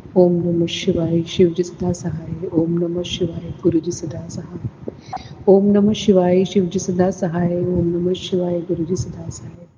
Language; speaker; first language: Hindi; non-native, local second language; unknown